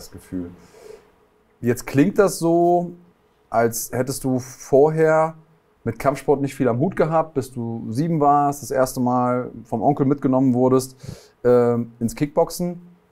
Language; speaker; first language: German; native; German